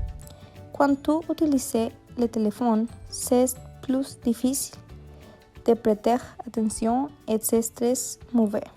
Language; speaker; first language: French; non-native, learner; Spanish